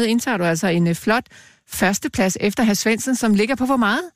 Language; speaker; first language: Danish; native; Danish